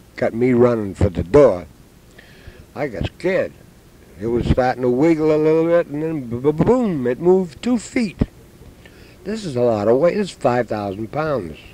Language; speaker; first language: English; native; English